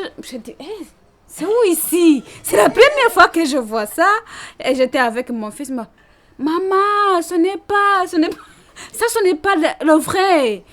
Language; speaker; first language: French; non-native, learner; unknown